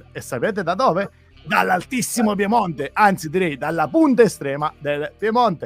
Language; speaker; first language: Italian; native; Italian